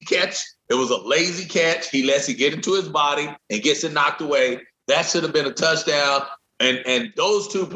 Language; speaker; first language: English; native; English